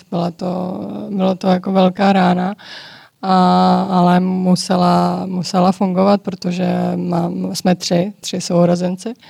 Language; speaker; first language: Czech; early bilingual, other home language; Georgian